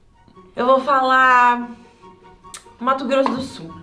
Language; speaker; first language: Portuguese; native; Portuguese